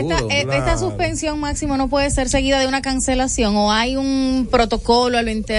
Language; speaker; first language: Spanish; native; Spanish